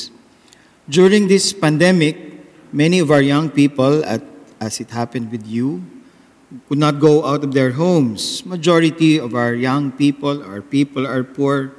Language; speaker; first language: English; non-native, local second language; Bikol